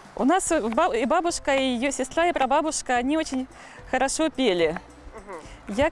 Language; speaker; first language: Russian; native; Russian